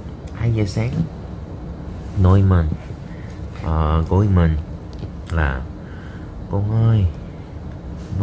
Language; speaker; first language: Vietnamese; non-native, learner; Korean